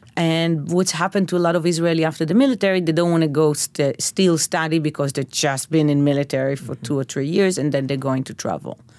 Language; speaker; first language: English; non-native, fluent; Hebrew